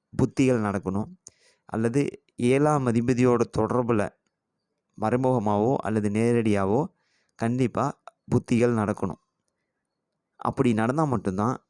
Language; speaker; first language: Tamil; native; Tamil